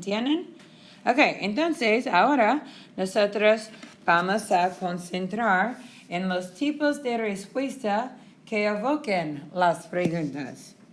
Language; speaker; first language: Spanish; non-native, fluent; English